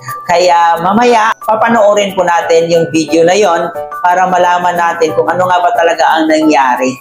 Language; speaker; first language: Filipino; native; Filipino